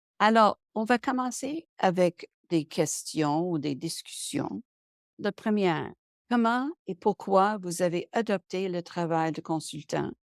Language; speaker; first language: French; non-native, local second language; English